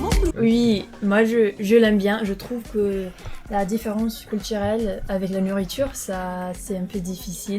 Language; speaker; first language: French; non-native, fluent; English